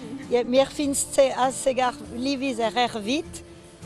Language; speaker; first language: Icelandic; non-native, learner; French